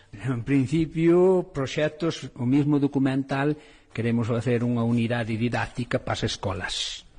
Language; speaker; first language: Galician; native; Galician